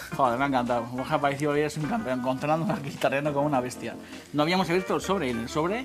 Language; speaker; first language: Spanish; native; Spanish